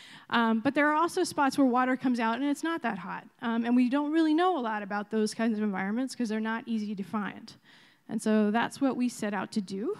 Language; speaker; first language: English; native; English